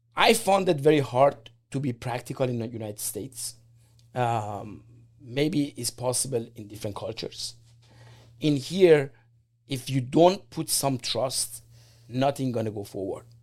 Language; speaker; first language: English; non-native, fluent; Persian